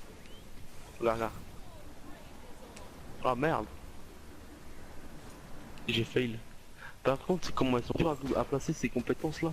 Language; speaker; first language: French; native; French